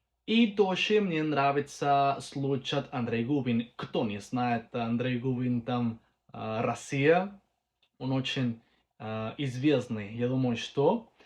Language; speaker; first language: Russian; non-native, learner; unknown